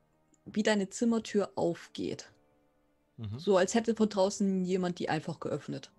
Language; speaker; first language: German; native; German